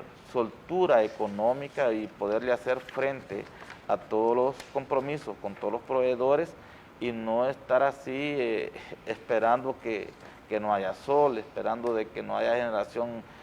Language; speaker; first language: Spanish; native; Spanish